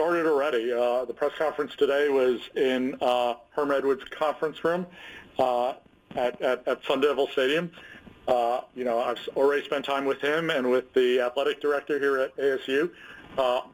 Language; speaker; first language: English; native; English